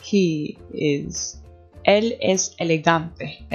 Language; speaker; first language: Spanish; non-native, learner; English